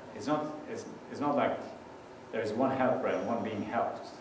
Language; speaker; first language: English; non-native, fluent; Norwegian